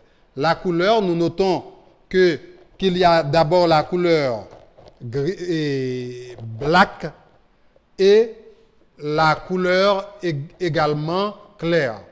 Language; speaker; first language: French; non-native, local second language; Haitian Creole